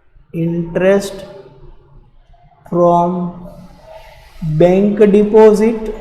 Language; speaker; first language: English; non-native, local second language; Gujarati